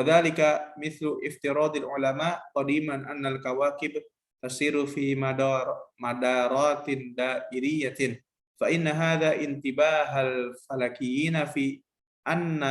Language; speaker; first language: Arabic; non-native, learner; Indonesian